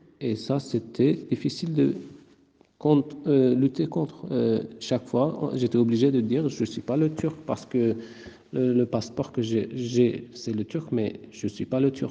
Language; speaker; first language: French; non-native, fluent; Kurdish